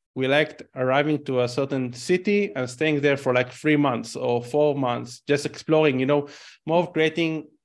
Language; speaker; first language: English; non-native, fluent; Hebrew